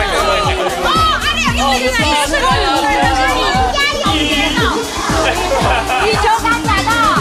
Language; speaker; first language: Chinese; native; Chinese